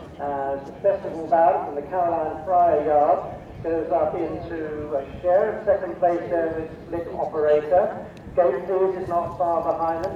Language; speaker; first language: English; native; English